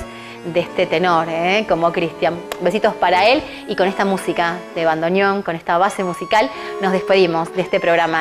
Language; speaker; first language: Spanish; native; Spanish